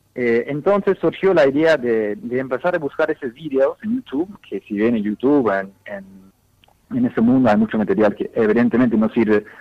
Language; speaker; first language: Spanish; non-native, fluent; English